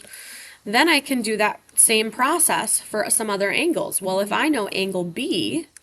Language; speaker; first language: English; native; English